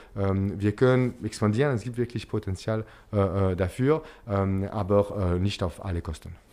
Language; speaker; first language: German; non-native, local second language; French